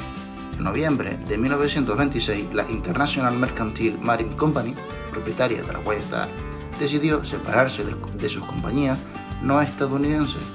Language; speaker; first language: Spanish; native; Spanish